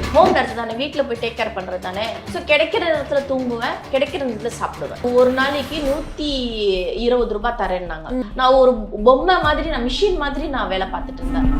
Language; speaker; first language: Tamil; native; Tamil